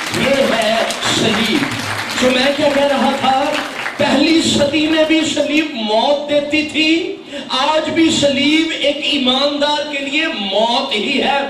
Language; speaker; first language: Urdu; non-native, local second language; Punjabi